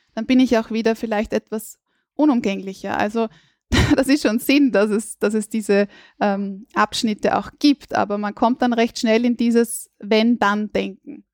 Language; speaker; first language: German; native; German